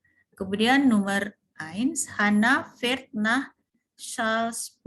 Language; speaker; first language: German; non-native, fluent; Indonesian